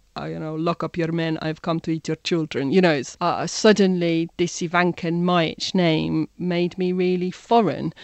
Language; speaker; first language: English; native; English